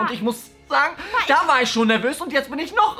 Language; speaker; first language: German; native; German